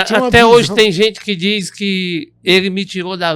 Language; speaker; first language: Portuguese; native; Portuguese